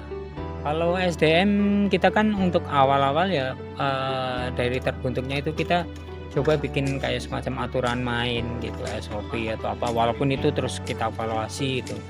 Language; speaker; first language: Indonesian; native; Indonesian